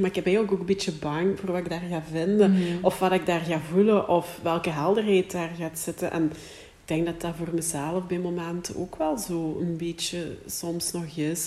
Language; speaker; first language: Dutch; native; Dutch